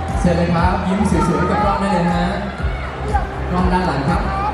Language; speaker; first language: Thai; native; Thai